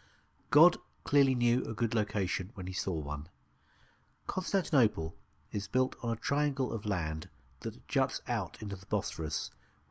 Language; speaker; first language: English; native; English